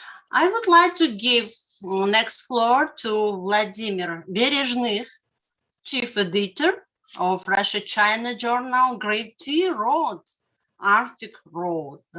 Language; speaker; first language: English; non-native, learner; Russian